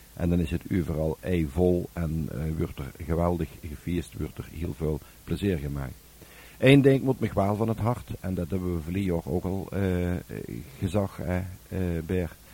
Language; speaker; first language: Dutch; native; Dutch